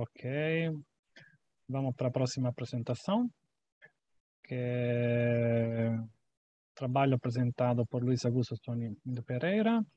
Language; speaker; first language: Portuguese; non-native, fluent; Italian